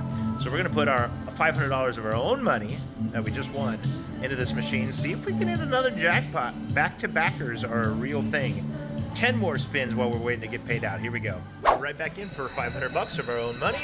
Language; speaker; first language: English; native; English